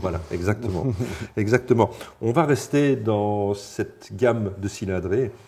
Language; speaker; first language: French; native; French